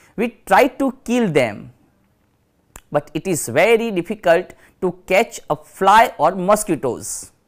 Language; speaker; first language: English; non-native, local second language; Gujarati